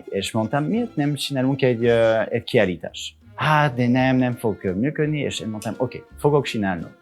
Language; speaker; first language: Hungarian; non-native, learner; French